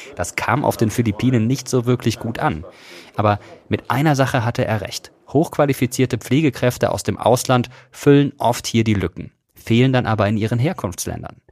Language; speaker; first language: German; native; German